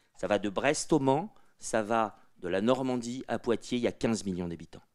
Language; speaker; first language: French; native; French